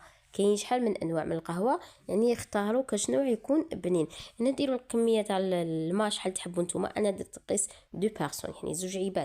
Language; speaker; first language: Arabic; native; Arabic